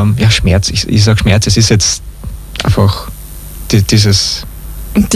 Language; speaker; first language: German; native; German